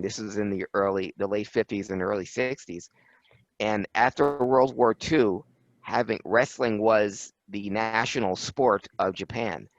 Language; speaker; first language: English; native; English